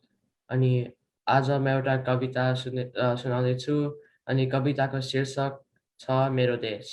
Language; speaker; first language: Nepali; early bilingual, heritage; Nepali